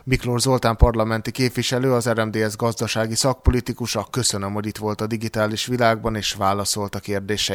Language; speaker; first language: Hungarian; native; Hungarian